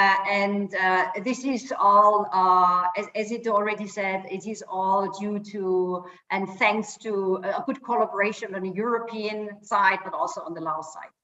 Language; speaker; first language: English; non-native, fluent; German